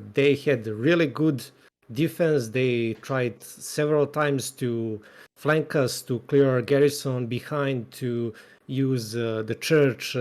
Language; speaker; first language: English; non-native, fluent; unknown